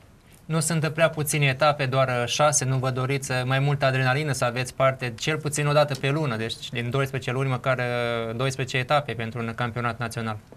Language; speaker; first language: Romanian; native; Romanian